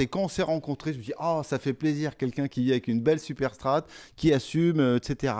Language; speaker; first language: French; native; French